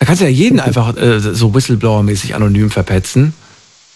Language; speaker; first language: German; native; German